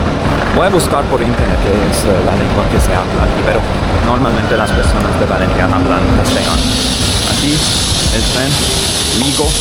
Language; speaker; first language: Spanish; non-native, learner; English